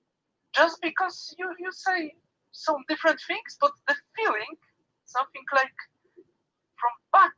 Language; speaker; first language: English; non-native, learner; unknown